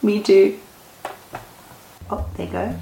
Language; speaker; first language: English; early bilingual, other home language; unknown